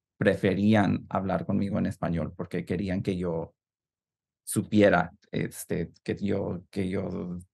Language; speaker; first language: Spanish; early bilingual, heritage; Spanish